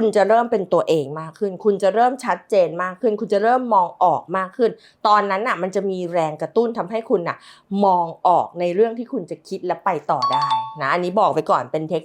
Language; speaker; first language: Thai; native; Thai